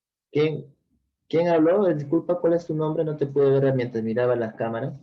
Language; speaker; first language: Spanish; native; Spanish